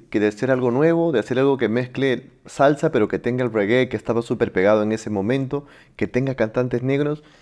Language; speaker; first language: Spanish; native; Spanish